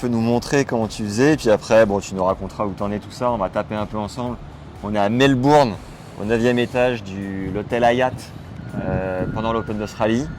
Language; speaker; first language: French; native; French